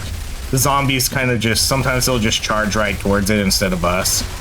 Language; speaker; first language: English; native; English